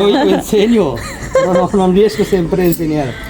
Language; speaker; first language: Italian; non-native, learner; Bangla